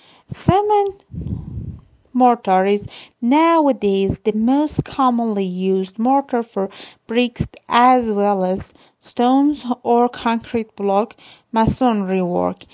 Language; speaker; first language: English; non-native, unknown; Persian